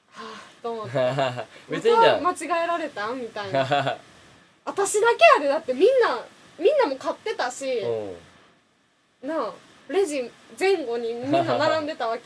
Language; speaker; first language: Japanese; native; Japanese